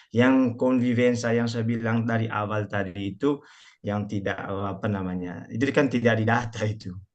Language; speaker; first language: Indonesian; non-native, local second language; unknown